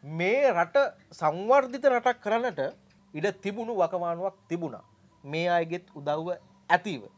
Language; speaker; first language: Sinhala; native; Sinhala